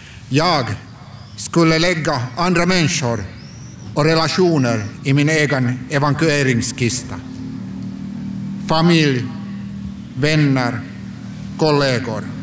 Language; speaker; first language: Swedish; non-native, local second language; Finnish